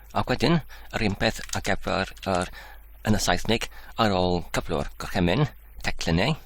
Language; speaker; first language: Welsh; non-native, learner; Polish